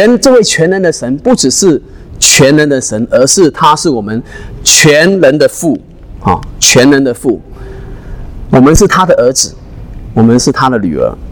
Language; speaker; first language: Chinese; non-native, local second language; Cantonese